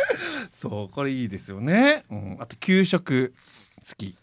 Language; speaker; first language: Japanese; native; Japanese